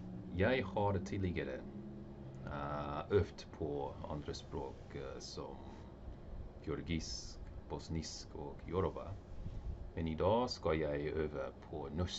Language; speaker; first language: Norwegian; non-native, learner; English